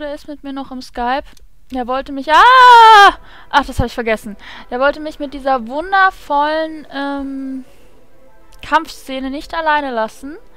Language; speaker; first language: German; native; German